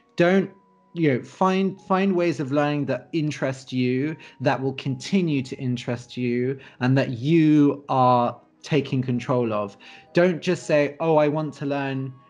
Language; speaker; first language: English; native; English